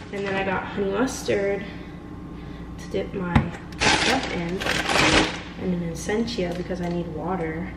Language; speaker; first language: English; native; English